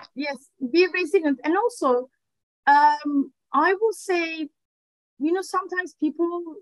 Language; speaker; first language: English; non-native, fluent; Turkish